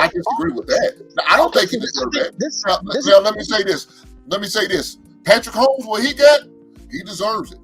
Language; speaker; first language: English; native; English